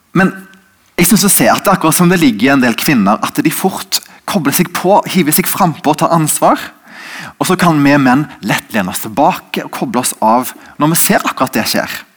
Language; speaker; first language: Norwegian; native; Norwegian